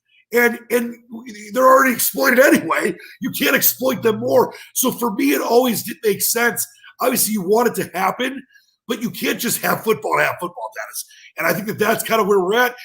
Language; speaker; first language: English; native; English